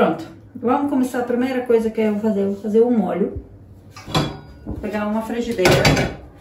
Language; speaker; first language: Portuguese; non-native, fluent; Ukrainian